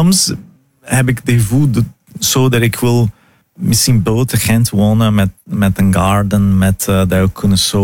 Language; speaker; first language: Dutch; non-native, learner; Portuguese